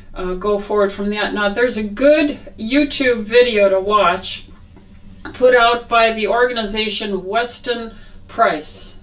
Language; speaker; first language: English; native; English